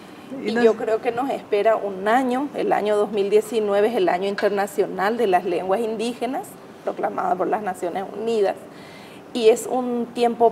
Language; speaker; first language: Spanish; native; Spanish